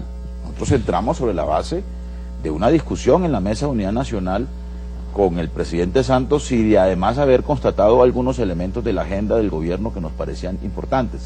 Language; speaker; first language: Spanish; native; Spanish